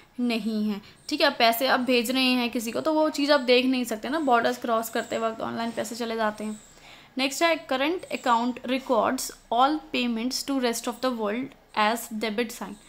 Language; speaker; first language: Hindi; native; Hindi